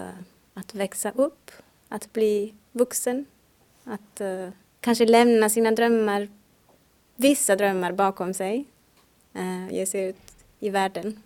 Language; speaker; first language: Swedish; non-native, fluent; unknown